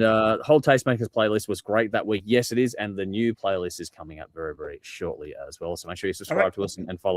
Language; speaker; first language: English; native; English